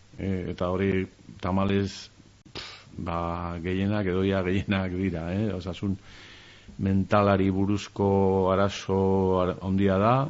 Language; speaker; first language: Basque; non-native, local second language; Spanish